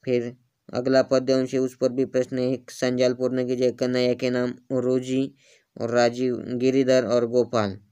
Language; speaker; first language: Hindi; non-native, local second language; Marathi